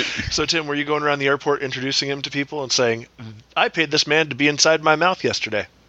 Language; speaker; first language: English; native; English